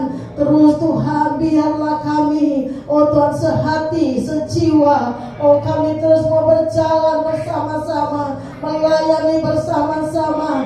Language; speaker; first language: Indonesian; native; Indonesian